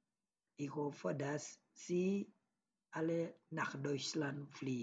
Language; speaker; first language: German; non-native, learner; Indonesian